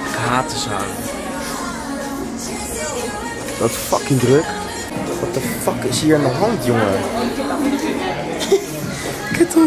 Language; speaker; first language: Dutch; native; Dutch